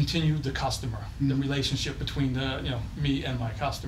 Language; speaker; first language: English; native; English